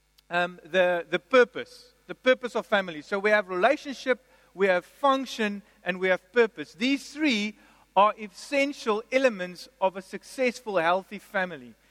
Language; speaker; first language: English; non-native, local second language; Afrikaans